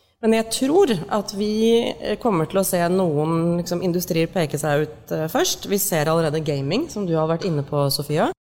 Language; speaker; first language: Norwegian; native; Norwegian